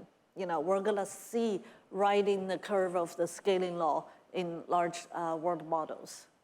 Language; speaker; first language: English; non-native, fluent; Chinese